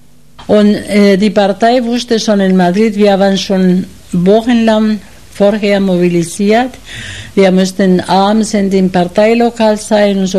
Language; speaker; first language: German; non-native, fluent; Spanish